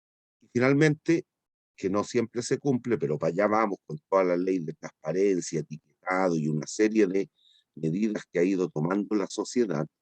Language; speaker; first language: Spanish; native; Spanish